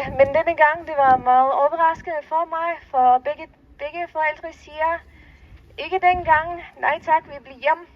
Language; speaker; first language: Danish; non-native, fluent; Ukrainian